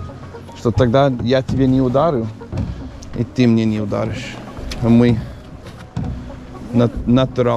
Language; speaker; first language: Russian; non-native, learner; English